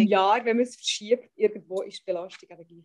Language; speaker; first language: German; native; German